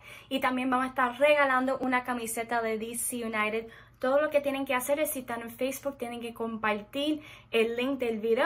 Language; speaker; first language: Spanish; early bilingual, heritage; Spanish